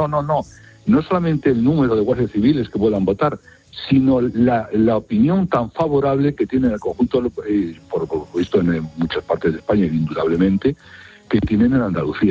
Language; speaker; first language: Spanish; native; Spanish